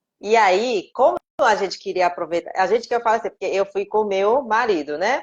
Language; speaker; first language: Portuguese; non-native, fluent; Japanese